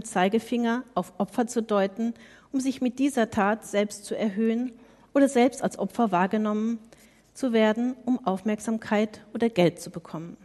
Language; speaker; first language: German; native; German